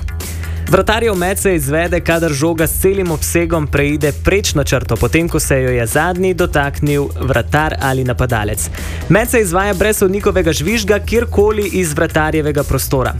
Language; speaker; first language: Slovenian; native; Slovenian